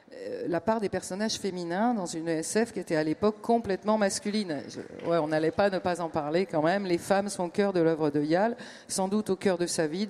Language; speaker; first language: French; native; French